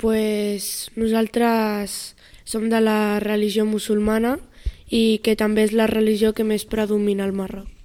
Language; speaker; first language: Catalan; early bilingual, other home language; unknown